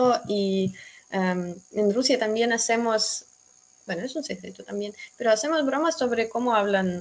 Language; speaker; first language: Spanish; non-native, fluent; Russian